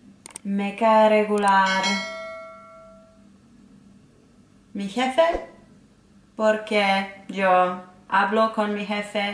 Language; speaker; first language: Spanish; non-native, learner; English